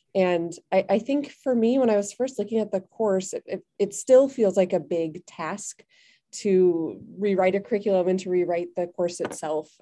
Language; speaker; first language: English; native; English